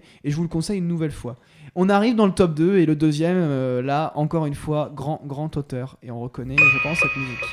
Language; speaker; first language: French; native; French